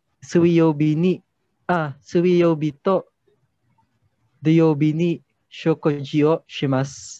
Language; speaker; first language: Japanese; non-native, learner; Filipino